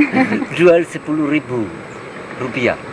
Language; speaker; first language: Indonesian; non-native, fluent; French